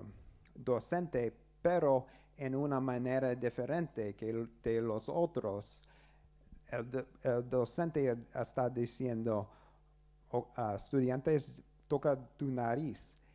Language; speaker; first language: Spanish; non-native, learner; English